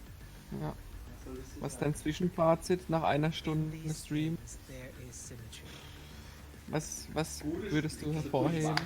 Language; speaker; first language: German; native; German